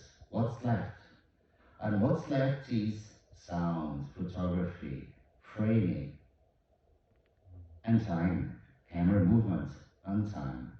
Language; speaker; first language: English; non-native, fluent; Portuguese